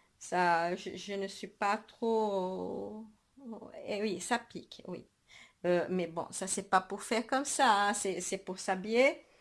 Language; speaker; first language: French; non-native, fluent; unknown